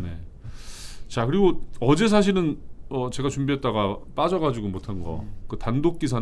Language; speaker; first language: Korean; native; Korean